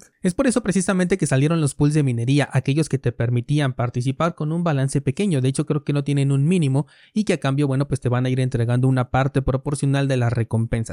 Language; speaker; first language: Spanish; native; Spanish